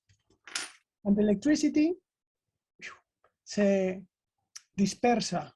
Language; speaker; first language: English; non-native, learner; Spanish